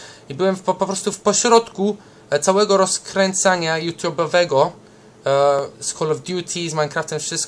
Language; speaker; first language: Polish; early bilingual, heritage; English